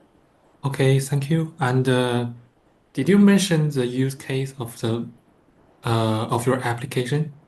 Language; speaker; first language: English; non-native, fluent; Chinese